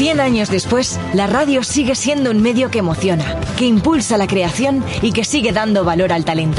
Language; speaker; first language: Spanish; native; Spanish